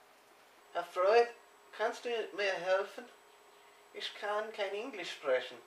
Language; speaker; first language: German; non-native, learner; English